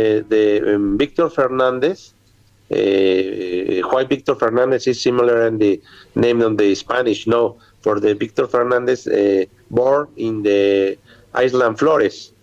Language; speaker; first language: English; non-native, learner; Spanish